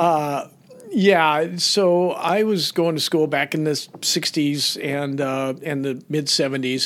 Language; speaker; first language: English; native; English